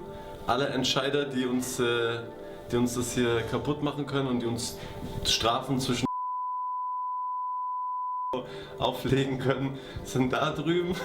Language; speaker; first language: German; native; German